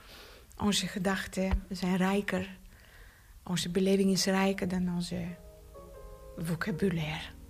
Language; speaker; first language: Dutch; non-native, fluent; Bulgarian